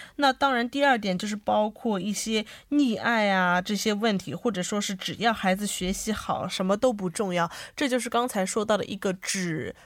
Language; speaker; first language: Chinese; native; Chinese